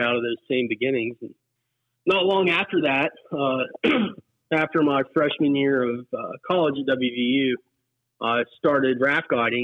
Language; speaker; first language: English; native; English